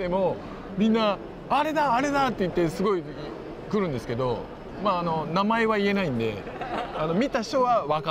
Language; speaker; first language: Japanese; native; Japanese